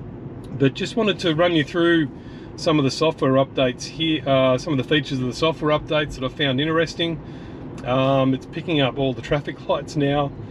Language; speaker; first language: English; native; English